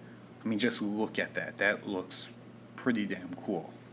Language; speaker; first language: English; native; English